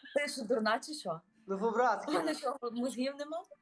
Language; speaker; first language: Ukrainian; native; Ukrainian